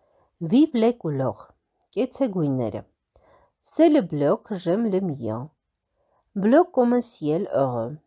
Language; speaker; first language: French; non-native, fluent; Armenian